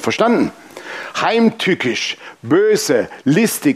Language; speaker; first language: German; native; German